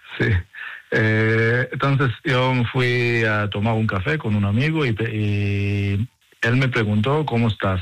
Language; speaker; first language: Spanish; non-native, fluent; Hebrew